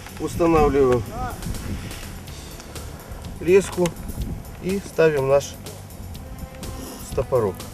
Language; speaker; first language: Russian; native; Russian